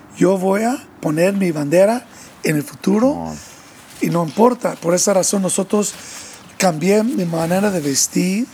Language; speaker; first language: Spanish; early bilingual, heritage; English